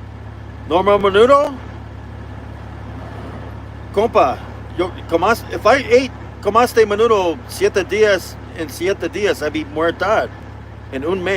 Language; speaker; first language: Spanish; non-native, learner; English